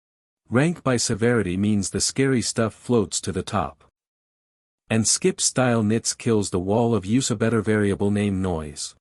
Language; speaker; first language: English; native; English